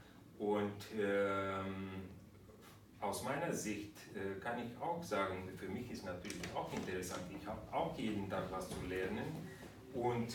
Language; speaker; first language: German; non-native, fluent; Romanian